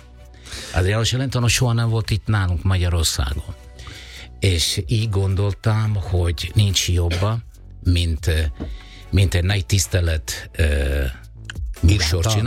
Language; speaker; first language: Hungarian; non-native, learner; Italian